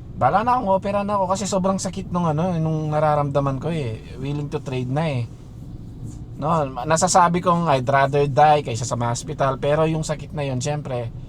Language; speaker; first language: Filipino; native; Filipino